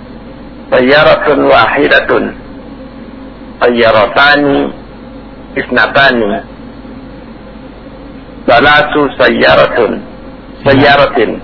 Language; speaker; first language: Arabic; non-native, learner; Indonesian